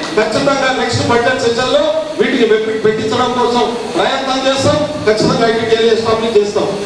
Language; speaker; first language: Telugu; non-native, local second language; Lambadi